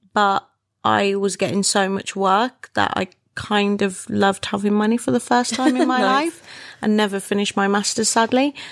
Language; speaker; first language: English; native; English